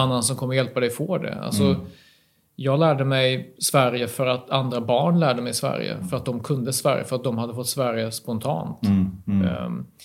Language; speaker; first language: Swedish; native; Swedish